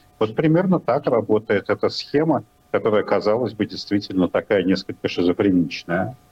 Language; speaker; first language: Russian; native; Russian